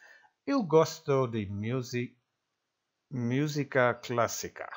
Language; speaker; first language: Portuguese; non-native, learner; Dutch